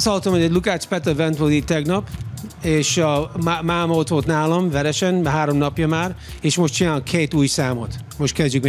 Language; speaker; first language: Hungarian; early bilingual, heritage; English